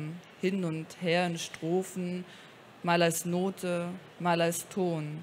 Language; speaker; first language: German; native; German